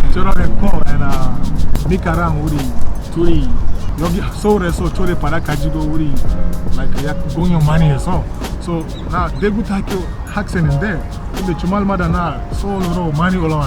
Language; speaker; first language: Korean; non-native, fluent; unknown